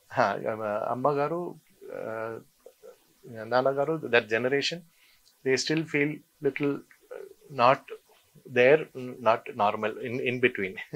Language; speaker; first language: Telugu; non-native, learner; Malayalam